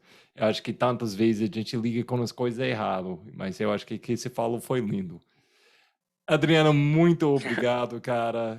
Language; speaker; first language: Portuguese; non-native, fluent; English